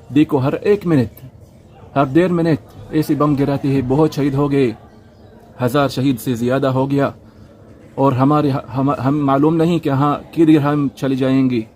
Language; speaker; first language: Urdu; non-native, learner; Arabic